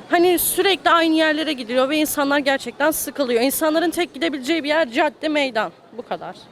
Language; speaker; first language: Turkish; native; Turkish